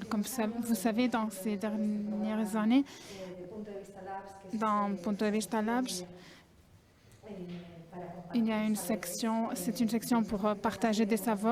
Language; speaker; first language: French; non-native, fluent; Spanish